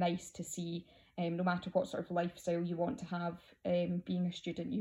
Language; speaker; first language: English; native; English